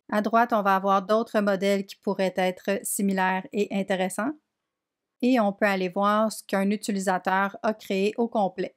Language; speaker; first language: French; native; French